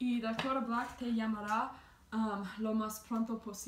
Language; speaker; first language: Spanish; non-native, learner; English